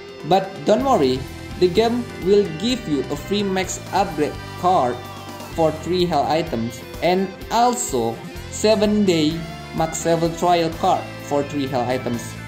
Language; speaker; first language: English; non-native, learner; Indonesian